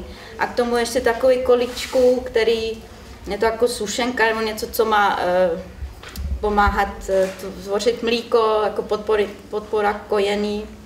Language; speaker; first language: Czech; non-native, learner; German